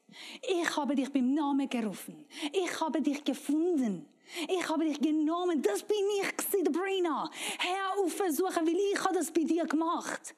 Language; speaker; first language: German; non-native, learner; Persian